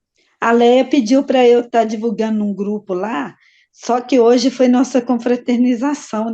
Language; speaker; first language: Portuguese; native; Portuguese